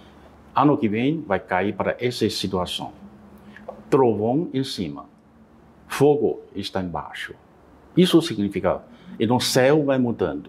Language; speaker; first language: Portuguese; non-native, learner; Chinese